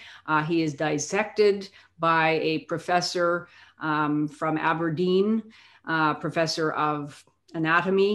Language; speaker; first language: English; native; English